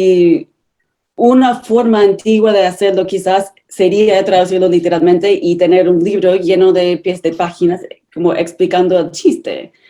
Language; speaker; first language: Spanish; non-native, fluent; English